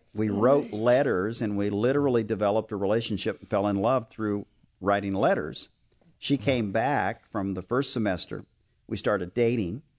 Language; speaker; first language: English; native; English